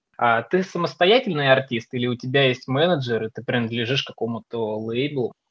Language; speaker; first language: Russian; native; Russian